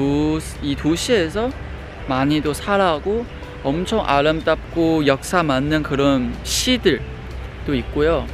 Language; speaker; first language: Korean; non-native, fluent; Chinese